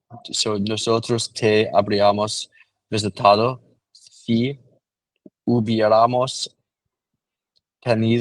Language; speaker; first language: Spanish; non-native, learner; English